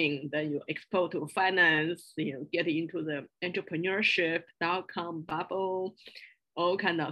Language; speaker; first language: English; non-native, fluent; Chinese